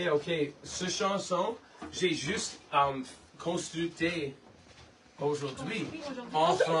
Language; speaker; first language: French; non-native, learner; English